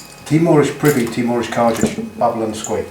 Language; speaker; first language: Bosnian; non-native, learner; English